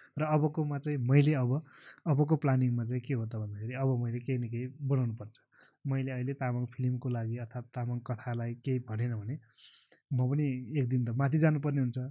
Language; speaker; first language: Nepali; non-native, local second language; Eastern Tamang